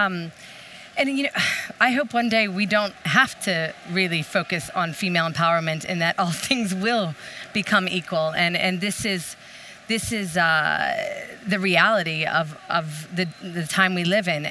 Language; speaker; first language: English; native; English